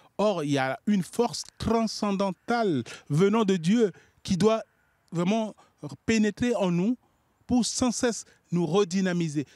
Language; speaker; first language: French; non-native, local second language; Sango